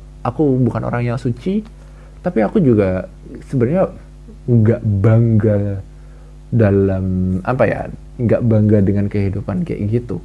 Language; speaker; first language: Indonesian; native; Indonesian